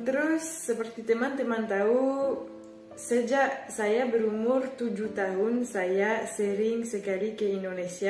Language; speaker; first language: Indonesian; non-native, fluent; French